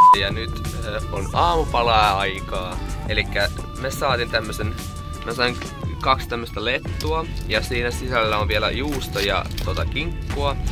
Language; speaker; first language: Finnish; non-native, fluent; Russian